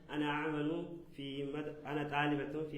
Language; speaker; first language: Arabic; non-native, learner; Oromo